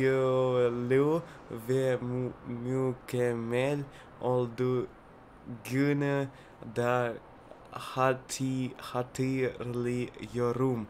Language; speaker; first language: Turkish; non-native, learner; Russian